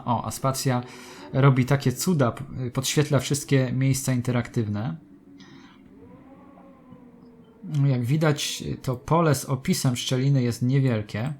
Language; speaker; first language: Polish; native; Polish